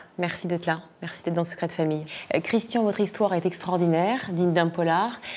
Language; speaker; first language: French; native; French